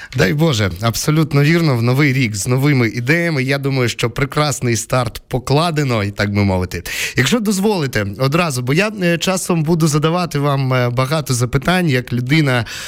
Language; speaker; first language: Ukrainian; native; Ukrainian